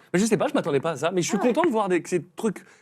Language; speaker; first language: French; native; French